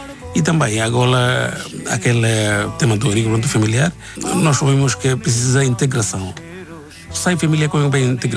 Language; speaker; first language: Portuguese; non-native, learner; Bangla